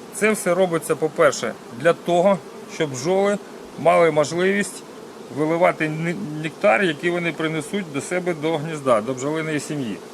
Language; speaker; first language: Ukrainian; non-native, local second language; Russian